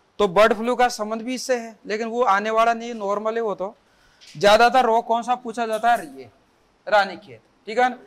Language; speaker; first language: Hindi; native; Hindi